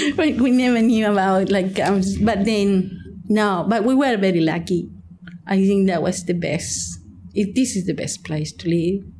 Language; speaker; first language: English; non-native, fluent; Spanish